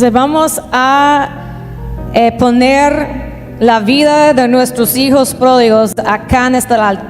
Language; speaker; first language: Spanish; native; Spanish